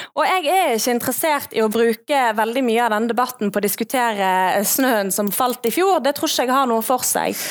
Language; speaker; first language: Norwegian; native; Norwegian